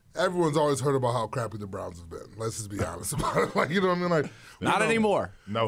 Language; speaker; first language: English; native; English